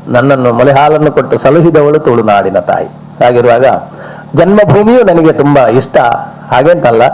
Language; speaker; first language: Kannada; non-native, local second language; Malayalam